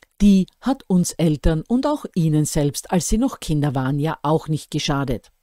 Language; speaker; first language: German; native; German